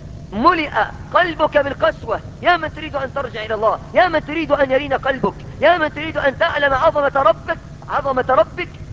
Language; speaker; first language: Arabic; native; Arabic